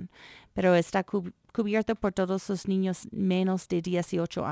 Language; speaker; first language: Spanish; non-native, fluent; English